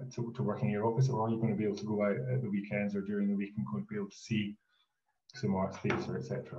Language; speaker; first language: English; native; English